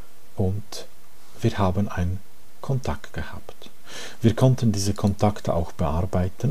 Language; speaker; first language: German; non-native, fluent; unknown